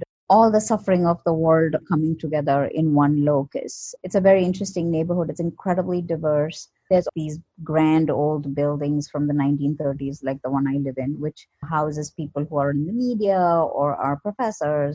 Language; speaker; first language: English; non-native, local second language; Malayalam